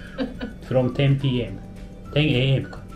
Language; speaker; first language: English; non-native, learner; Japanese